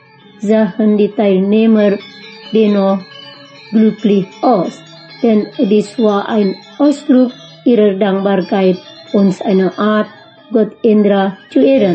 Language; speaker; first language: German; non-native, fluent; Indonesian